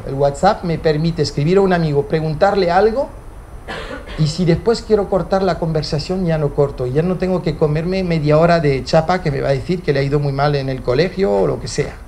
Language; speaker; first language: Spanish; early bilingual, heritage; Spanish